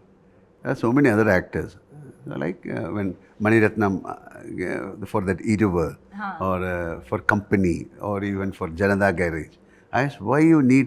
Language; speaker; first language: English; non-native, local second language; Malayalam